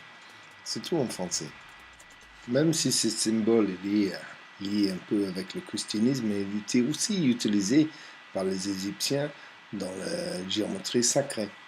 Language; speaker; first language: French; non-native, fluent; English